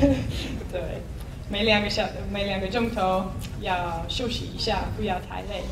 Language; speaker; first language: Chinese; non-native, fluent; English